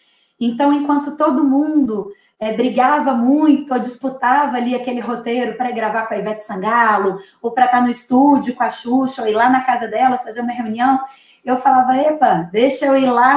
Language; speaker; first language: Portuguese; native; Portuguese